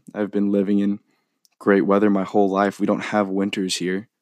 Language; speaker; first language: English; native; English